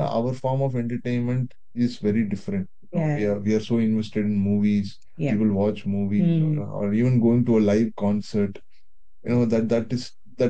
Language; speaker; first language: English; non-native, local second language; Tamil